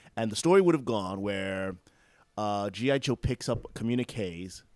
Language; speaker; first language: English; native; English